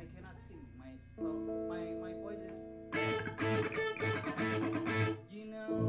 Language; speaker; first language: English; non-native, learner; Indonesian